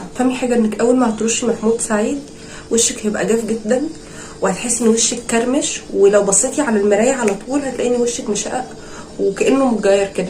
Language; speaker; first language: Arabic; native; Arabic